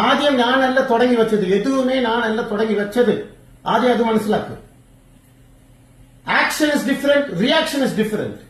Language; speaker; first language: Malayalam; non-native, fluent; Tamil